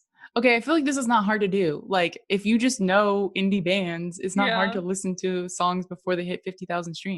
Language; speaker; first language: English; native; English